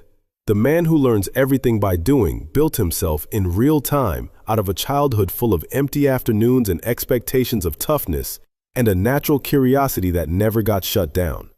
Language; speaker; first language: English; native; English